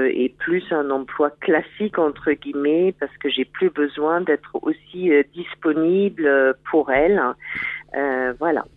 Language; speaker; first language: French; non-native, fluent; German